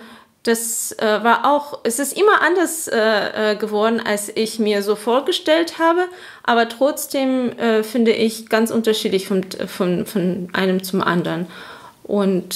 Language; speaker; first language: German; non-native, fluent; Azerbaijani